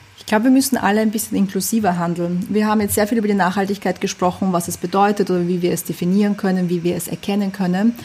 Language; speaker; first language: German; early bilingual, other home language; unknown